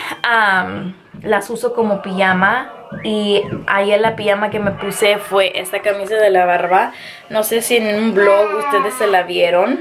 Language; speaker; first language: Spanish; early bilingual, heritage; Spanish